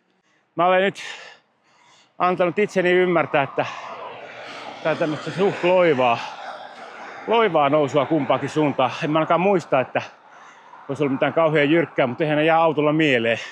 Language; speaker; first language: Finnish; native; Finnish